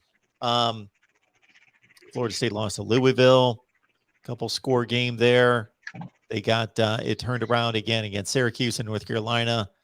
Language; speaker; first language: English; native; English